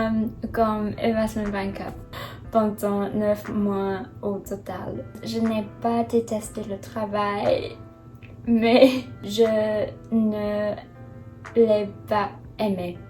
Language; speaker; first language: French; non-native, learner; Chinese